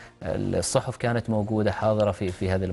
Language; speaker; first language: Arabic; native; Arabic